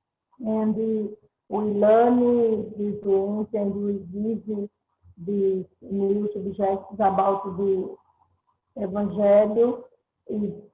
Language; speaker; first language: English; non-native, learner; Portuguese